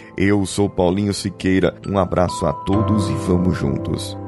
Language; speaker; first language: Portuguese; native; Portuguese